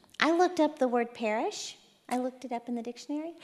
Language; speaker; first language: English; native; English